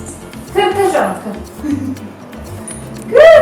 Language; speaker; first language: Russian; non-native, local second language; Tatar